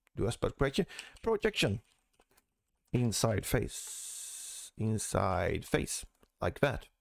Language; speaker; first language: English; non-native, fluent; Swedish